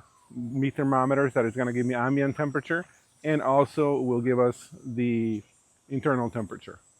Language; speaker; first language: English; early bilingual, other home language; Spanish